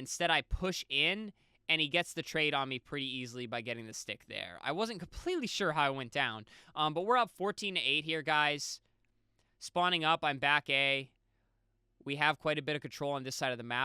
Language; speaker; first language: English; native; English